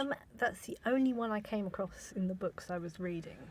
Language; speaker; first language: English; native; English